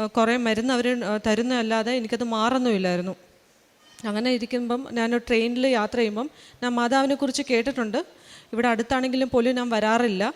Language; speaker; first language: Malayalam; early bilingual, heritage; Malayalam